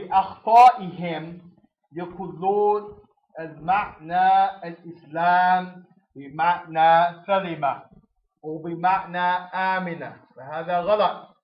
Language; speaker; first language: Arabic; non-native, fluent; English